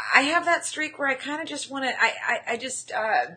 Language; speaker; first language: English; native; English